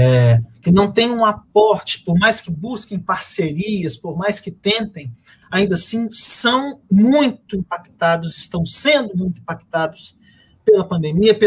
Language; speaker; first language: Portuguese; native; Portuguese